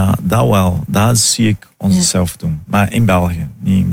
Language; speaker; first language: Dutch; non-native, fluent; Portuguese